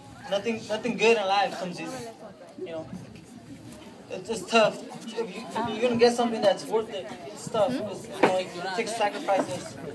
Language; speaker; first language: English; early bilingual, other home language; Spanish